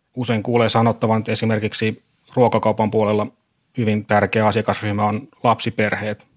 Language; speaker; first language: Finnish; native; Finnish